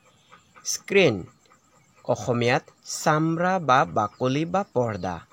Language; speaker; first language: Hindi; non-native, local second language; Assamese